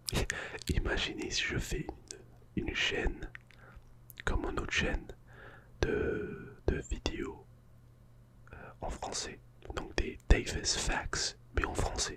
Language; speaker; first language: French; non-native, fluent; English